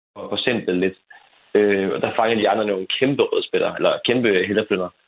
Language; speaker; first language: Danish; native; Danish